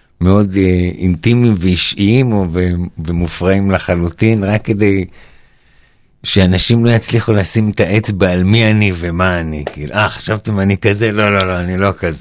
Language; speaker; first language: Hebrew; native; Hebrew